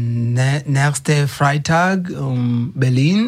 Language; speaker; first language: German; non-native, learner; Swahili